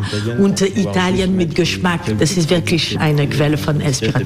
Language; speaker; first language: German; non-native, fluent; French